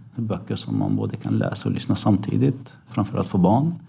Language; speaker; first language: Swedish; early bilingual, other home language; Arabic